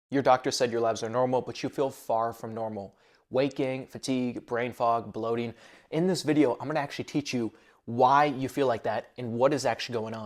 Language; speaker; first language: English; native; English